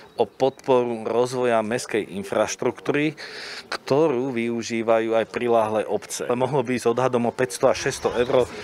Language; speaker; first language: Slovak; native; Slovak